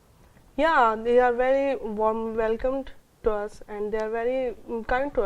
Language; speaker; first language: English; non-native, local second language; Urdu